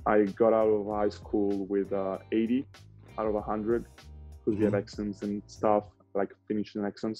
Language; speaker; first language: English; non-native, fluent; Italian